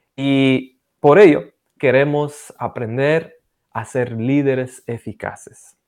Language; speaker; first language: Spanish; non-native, fluent; Romanian